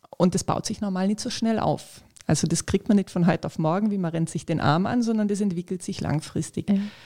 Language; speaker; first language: German; native; German